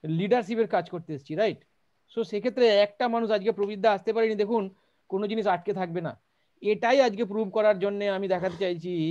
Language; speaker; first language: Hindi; non-native, local second language; Bangla